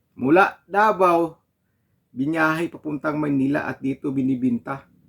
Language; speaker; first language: Filipino; non-native, local second language; Cebuano